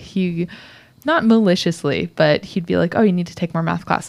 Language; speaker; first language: English; native; English